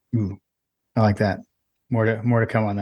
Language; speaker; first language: English; native; English